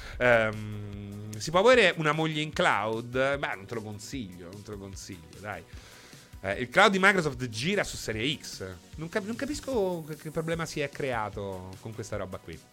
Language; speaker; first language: Italian; native; Italian